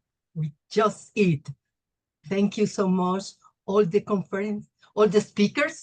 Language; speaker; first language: English; non-native, learner; Spanish